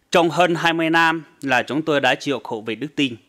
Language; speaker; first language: Vietnamese; non-native, local second language; Hmong